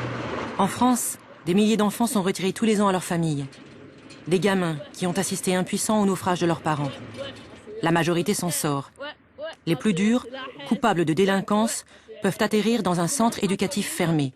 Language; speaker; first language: French; native; French